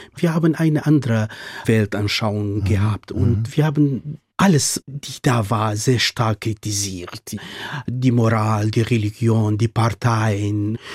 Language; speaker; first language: German; non-native, fluent; Central Kurdish